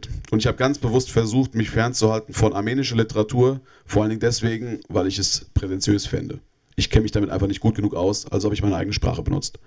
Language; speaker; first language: German; native; German